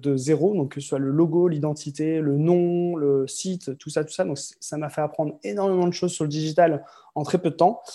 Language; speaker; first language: French; native; French